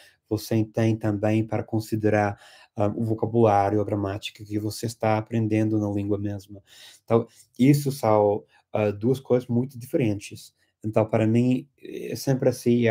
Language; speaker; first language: Portuguese; non-native, fluent; English